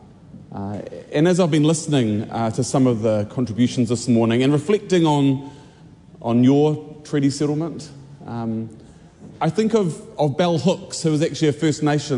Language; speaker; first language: English; native; English